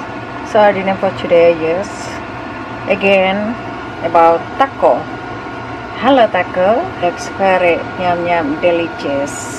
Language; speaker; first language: English; non-native, learner; Indonesian